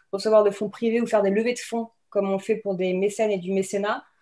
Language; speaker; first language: French; native; French